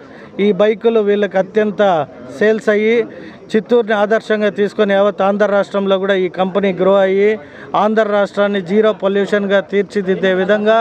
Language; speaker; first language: Telugu; native; Telugu